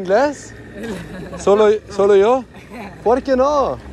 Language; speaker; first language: Spanish; non-native, learner; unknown